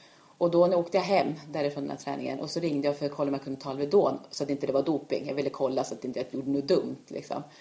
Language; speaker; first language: Swedish; native; Swedish